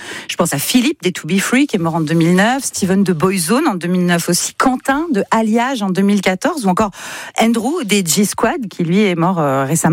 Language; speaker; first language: French; native; French